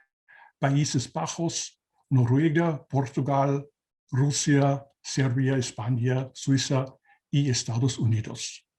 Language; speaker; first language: Spanish; non-native, learner; German